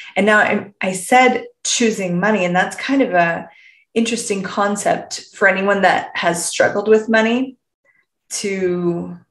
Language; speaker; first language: English; native; English